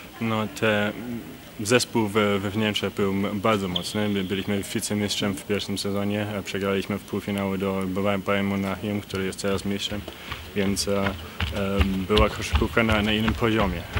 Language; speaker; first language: Polish; early bilingual, heritage; Polish